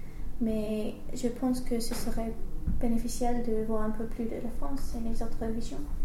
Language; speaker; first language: French; non-native, learner; English